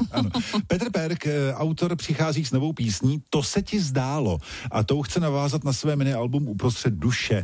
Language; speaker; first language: Czech; native; Czech